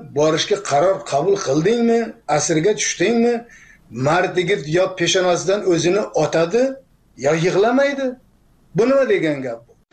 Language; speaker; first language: Uzbek; native; Uzbek